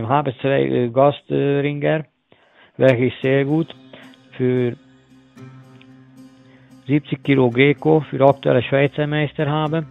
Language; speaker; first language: German; non-native, learner; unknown